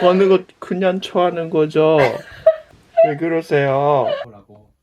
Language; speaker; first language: Korean; non-native, learner; Japanese